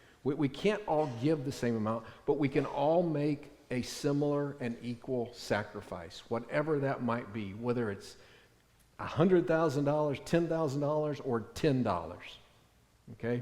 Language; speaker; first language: English; native; English